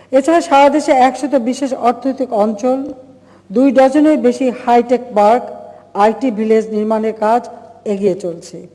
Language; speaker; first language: Bangla; native; Bangla